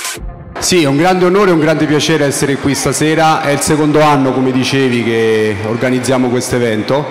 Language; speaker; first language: Italian; native; Italian